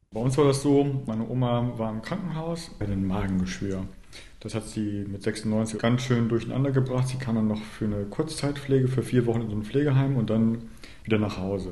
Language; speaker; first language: German; native; German